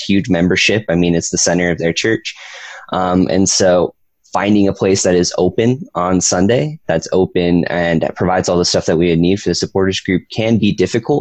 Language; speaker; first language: English; native; English